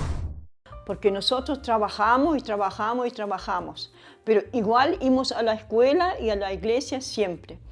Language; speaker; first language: Spanish; early bilingual, other home language; German